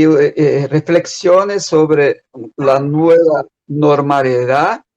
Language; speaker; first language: Spanish; non-native, fluent; Portuguese